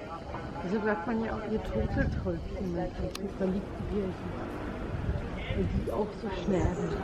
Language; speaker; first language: German; native; German